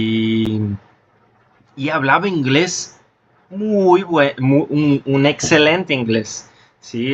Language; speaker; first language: Spanish; non-native, fluent; Portuguese